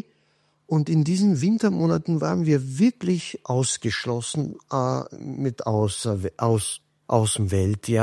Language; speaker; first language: German; non-native, fluent; Kurdish